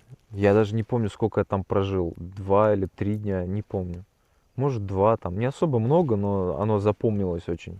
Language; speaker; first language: Russian; native; Russian